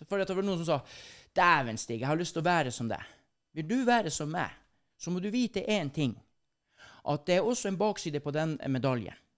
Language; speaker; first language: Norwegian; native; Norwegian